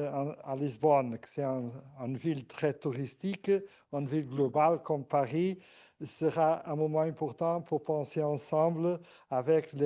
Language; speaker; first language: French; non-native, fluent; Portuguese